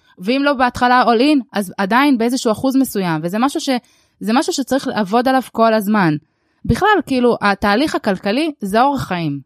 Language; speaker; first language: Hebrew; early bilingual, other home language; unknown